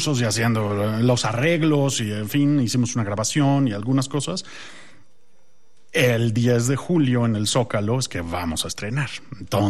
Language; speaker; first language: Spanish; native; Spanish